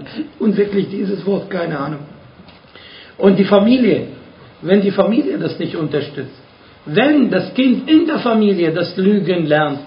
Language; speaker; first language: German; non-native, fluent; Arabic